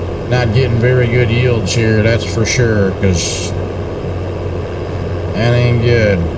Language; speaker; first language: English; native; English